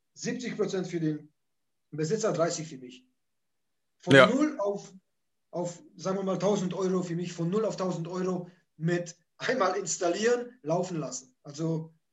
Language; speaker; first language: German; early bilingual, other home language; Polish